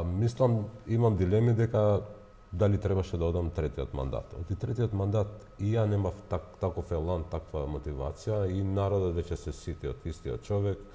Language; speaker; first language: Macedonian; non-native, local second language; Albanian